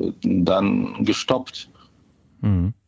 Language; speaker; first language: German; non-native, fluent; Ukrainian